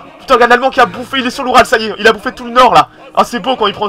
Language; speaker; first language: French; native; French